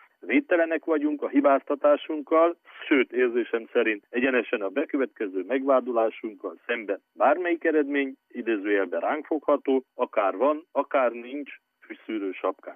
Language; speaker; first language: Hungarian; native; Hungarian